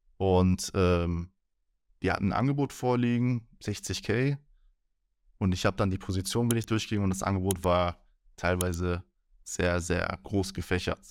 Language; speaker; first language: German; early bilingual, other home language; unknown